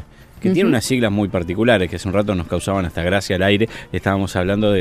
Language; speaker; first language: Spanish; native; Spanish